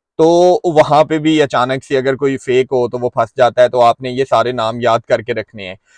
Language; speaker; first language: Urdu; non-native, local second language; Punjabi